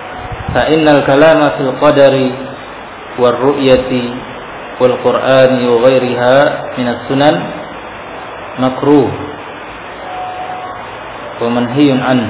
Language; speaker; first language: Arabic; non-native, fluent; Indonesian